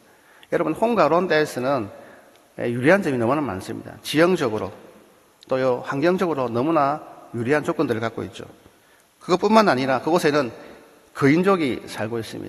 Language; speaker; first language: Korean; native; Korean